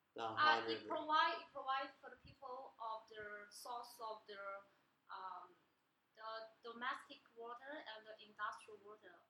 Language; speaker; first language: English; non-native, learner; Chinese